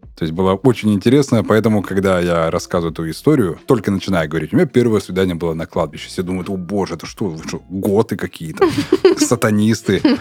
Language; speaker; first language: Russian; native; Russian